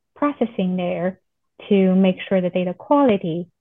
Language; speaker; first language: English; non-native, fluent; Chinese